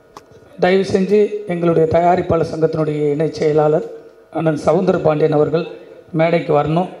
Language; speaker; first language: Tamil; native; Tamil